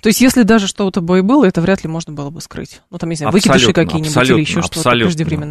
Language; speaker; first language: Russian; native; Russian